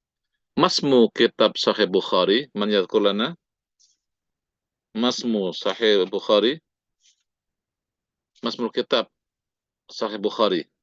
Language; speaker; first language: Arabic; non-native, fluent; Indonesian